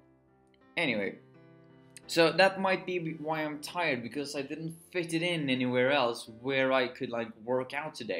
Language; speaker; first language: English; non-native, fluent; Swedish